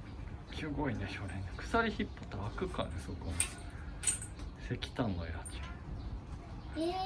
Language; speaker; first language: Japanese; native; Japanese